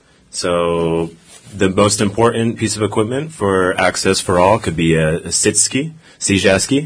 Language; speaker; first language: English; native; English